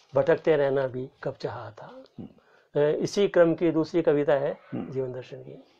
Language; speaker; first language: Hindi; native; Hindi